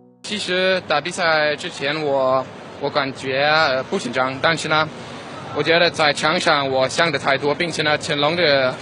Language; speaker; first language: Chinese; non-native, fluent; Danish